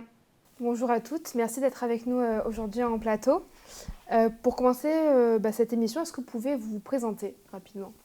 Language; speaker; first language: French; native; French